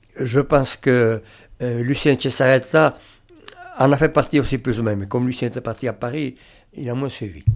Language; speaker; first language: French; non-native, local second language; Basque